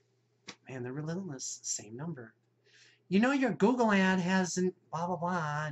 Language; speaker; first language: English; native; English